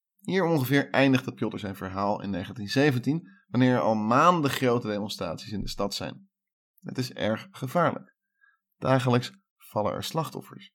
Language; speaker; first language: Dutch; native; Dutch